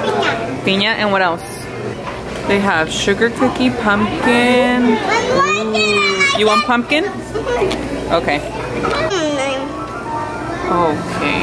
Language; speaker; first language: English; early bilingual, other home language; Spanish